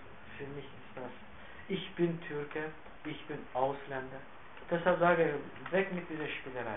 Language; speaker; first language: German; non-native, fluent; Turkish